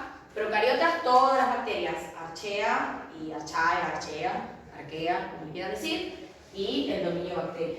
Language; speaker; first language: Spanish; native; Spanish